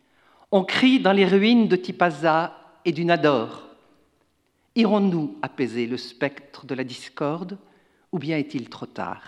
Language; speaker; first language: French; native; French